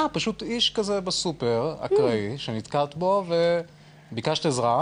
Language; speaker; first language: Hebrew; native; Hebrew